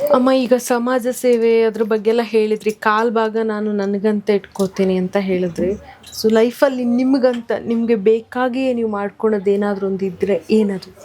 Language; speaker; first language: Kannada; native; Kannada